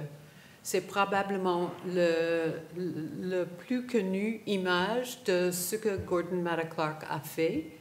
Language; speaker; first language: French; non-native, fluent; English